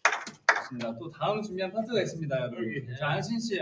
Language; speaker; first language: Korean; native; Korean